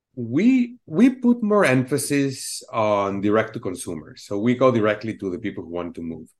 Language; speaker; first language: English; non-native, fluent; Spanish